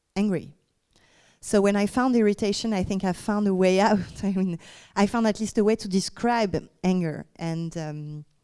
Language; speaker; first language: English; non-native, fluent; French